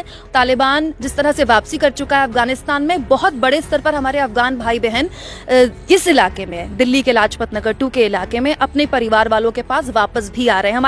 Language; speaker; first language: Hindi; native; Hindi